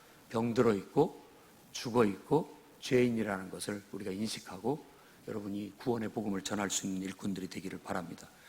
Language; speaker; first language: Korean; native; Korean